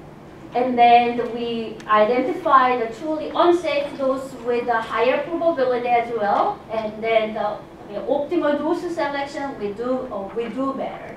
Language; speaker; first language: English; non-native, fluent; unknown